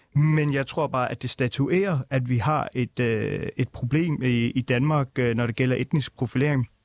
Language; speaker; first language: Danish; early bilingual, other home language; Punjabi